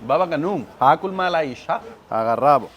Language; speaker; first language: Arabic; non-native, learner; Spanish